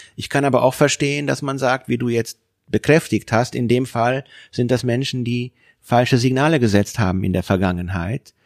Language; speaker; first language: German; non-native, fluent; Hungarian